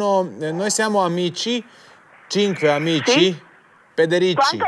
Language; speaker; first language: Italian; non-native, learner; Croatian